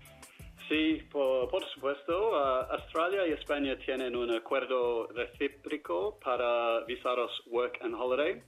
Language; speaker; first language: Spanish; non-native, fluent; English